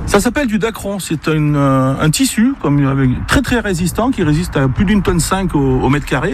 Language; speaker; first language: French; native; French